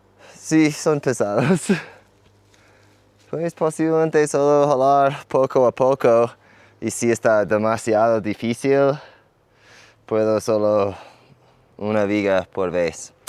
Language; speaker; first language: Spanish; non-native, fluent; English